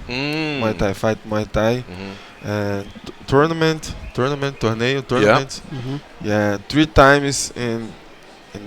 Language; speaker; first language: English; non-native, learner; Portuguese